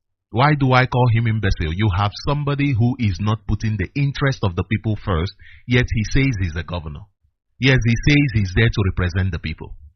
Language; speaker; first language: English; non-native, local second language; Igbo